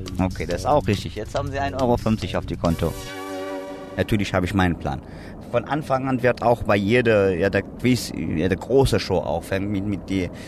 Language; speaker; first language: German; non-native, learner; Kurdish